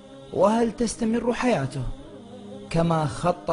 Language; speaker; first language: Arabic; native; Arabic